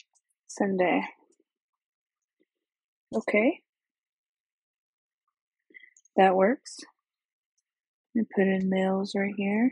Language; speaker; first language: English; native; English